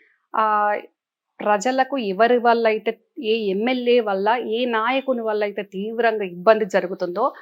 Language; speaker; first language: Telugu; native; Telugu